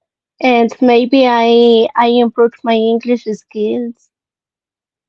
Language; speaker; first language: English; non-native, learner; Spanish